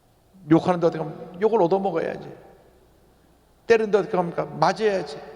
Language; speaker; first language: Korean; native; Korean